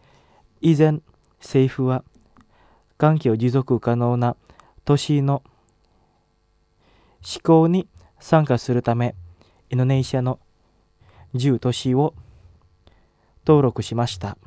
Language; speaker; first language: Japanese; non-native, fluent; Indonesian